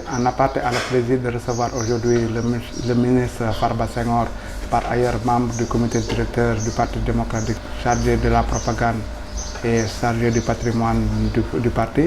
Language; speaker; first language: French; non-native, local second language; Wolof